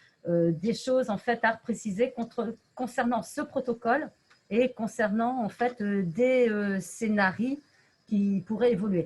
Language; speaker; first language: French; native; French